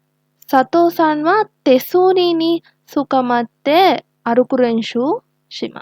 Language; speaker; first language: Japanese; non-native, learner; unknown